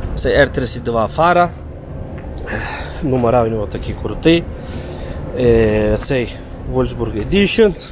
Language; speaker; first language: Ukrainian; early bilingual, heritage; Turkish